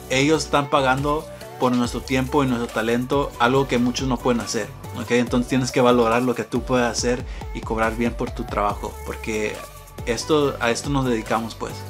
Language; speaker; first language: Spanish; early bilingual, heritage; Spanish